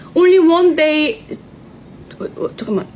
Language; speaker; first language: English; non-native, learner; Korean